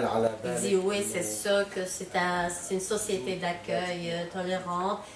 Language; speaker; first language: French; non-native, local second language; Arabic